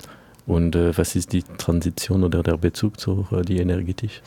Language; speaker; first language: German; non-native, fluent; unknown